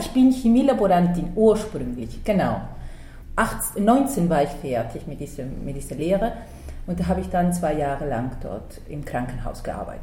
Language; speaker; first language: German; non-native, fluent; Spanish